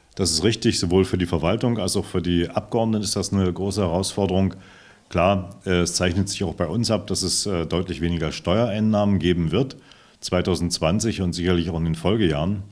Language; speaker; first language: German; native; German